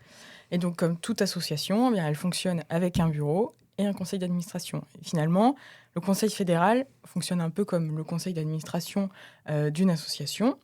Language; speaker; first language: French; native; French